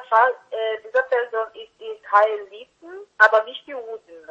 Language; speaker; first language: German; non-native, learner; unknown